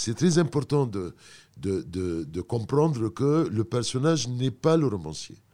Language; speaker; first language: French; non-native, fluent; Arabic